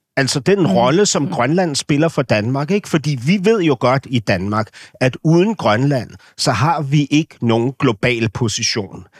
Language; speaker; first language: Danish; native; Danish